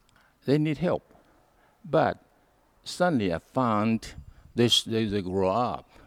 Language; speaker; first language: English; non-native, learner; Hakka Chinese